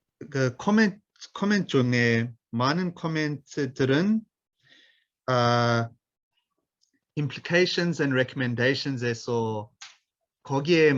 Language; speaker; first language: Korean; non-native, learner; English